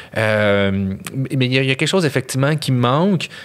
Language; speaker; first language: French; native; French